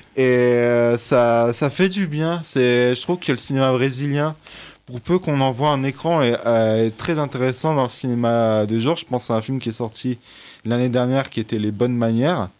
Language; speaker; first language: French; native; French